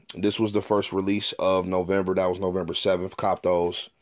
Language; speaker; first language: English; native; English